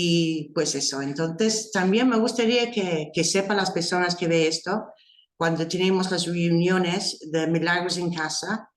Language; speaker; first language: Spanish; non-native, fluent; English